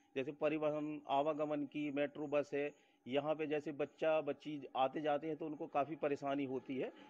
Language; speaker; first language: Hindi; native; Hindi